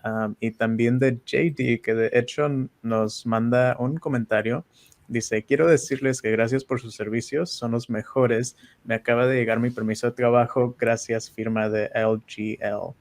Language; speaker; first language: Spanish; native; Spanish